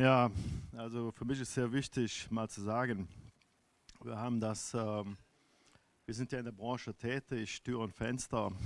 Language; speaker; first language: German; non-native, local second language; Luxembourgish